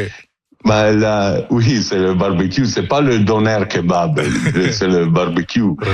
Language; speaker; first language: French; non-native, fluent; Italian